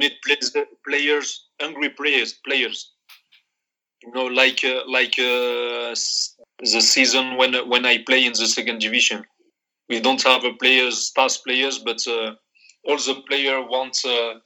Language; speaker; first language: English; non-native, learner; Arabic